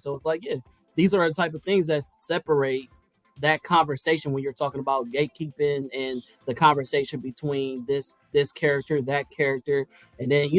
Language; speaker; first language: English; native; English